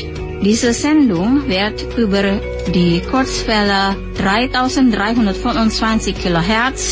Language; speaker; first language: German; non-native, learner; Indonesian